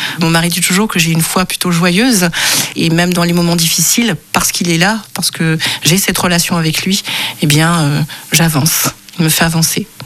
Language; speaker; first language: French; early bilingual, other home language; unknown